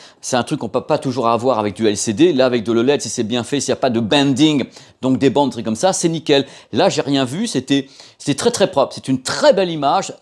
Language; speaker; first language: French; native; French